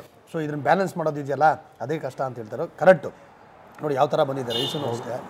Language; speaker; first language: Kannada; native; Kannada